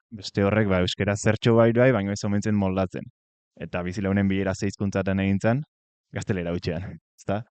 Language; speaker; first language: Basque; native; Basque